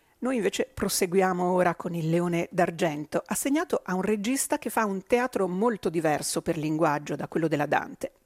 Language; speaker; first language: Italian; native; Italian